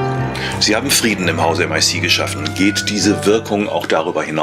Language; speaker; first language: German; native; German